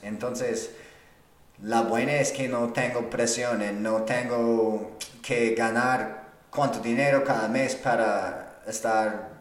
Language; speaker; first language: Spanish; non-native, fluent; English